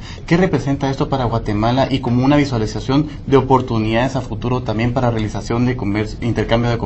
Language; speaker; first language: Spanish; native; Spanish